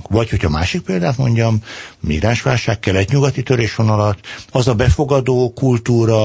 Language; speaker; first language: Hungarian; native; Hungarian